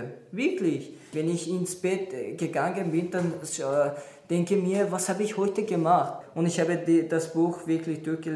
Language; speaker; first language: German; non-native, learner; Persian